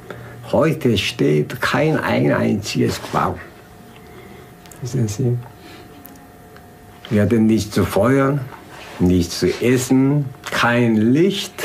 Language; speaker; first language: German; non-native, fluent; Korean